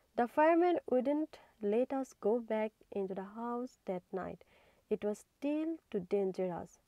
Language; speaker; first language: English; non-native, local second language; Assamese